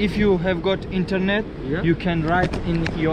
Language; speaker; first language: English; non-native, learner; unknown